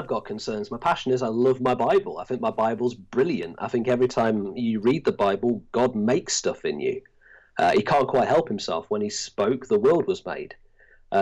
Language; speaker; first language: English; native; English